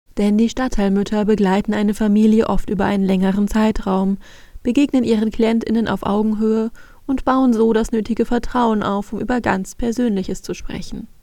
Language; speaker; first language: German; native; German